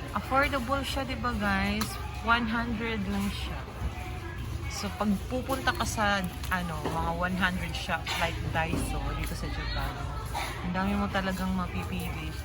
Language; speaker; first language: Filipino; native; Filipino